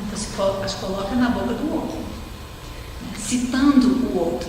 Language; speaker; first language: Portuguese; non-native, fluent; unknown